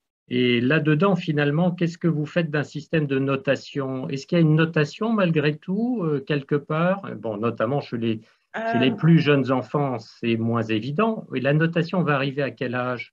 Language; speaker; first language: French; native; French